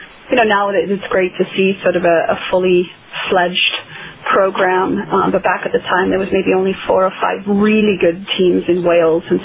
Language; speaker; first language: English; native; English